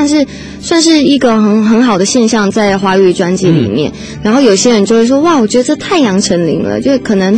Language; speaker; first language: Chinese; native; Chinese